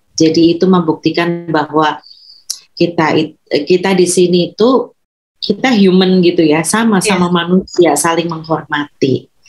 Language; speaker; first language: Indonesian; native; Indonesian